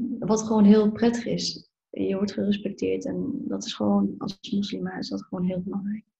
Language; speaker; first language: Dutch; early bilingual, other home language; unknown